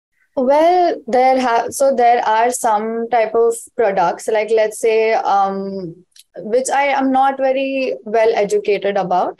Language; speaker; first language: English; non-native, local second language; Hindi